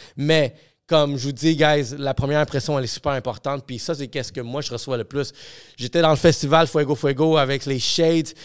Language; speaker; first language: French; non-native, fluent; English